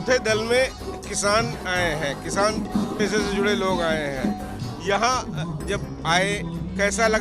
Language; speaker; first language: Hindi; native; Hindi